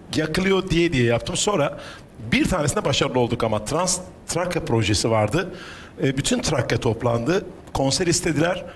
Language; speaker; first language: Turkish; native; Turkish